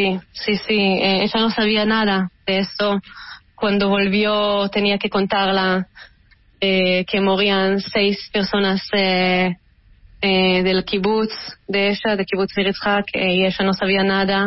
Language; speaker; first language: Spanish; early bilingual, heritage; Hebrew